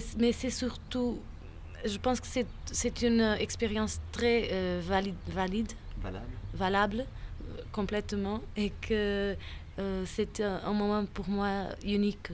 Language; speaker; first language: French; non-native, fluent; Portuguese